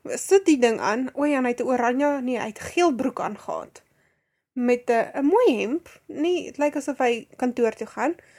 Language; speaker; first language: Afrikaans; native; Afrikaans